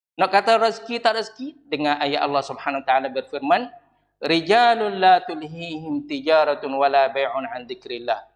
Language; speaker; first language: Malay; native; Malay